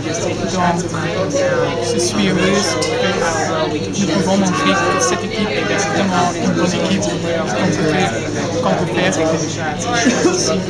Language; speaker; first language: French; non-native, local second language; Dutch